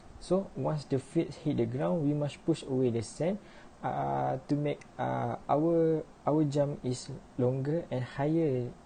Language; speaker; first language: English; non-native, learner; Malay